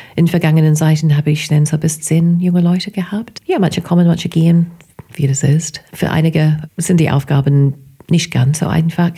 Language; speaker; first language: German; non-native, fluent; English